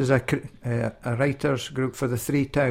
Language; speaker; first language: English; native; English